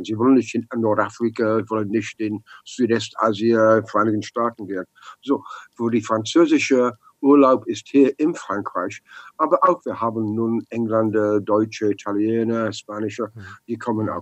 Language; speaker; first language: German; non-native, learner; English